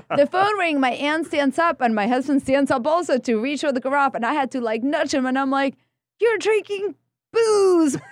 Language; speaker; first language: English; early bilingual, other home language; Spanish